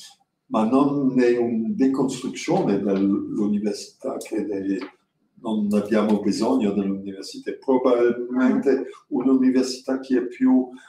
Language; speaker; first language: Italian; non-native, learner; French